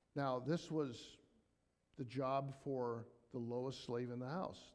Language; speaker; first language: English; native; English